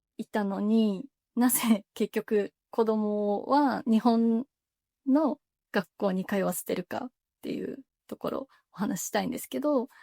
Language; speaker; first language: Japanese; native; Japanese